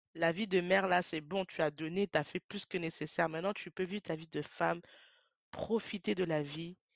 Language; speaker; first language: French; native; French